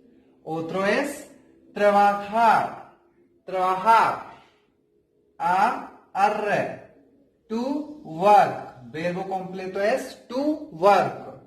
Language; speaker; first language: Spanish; non-native, fluent; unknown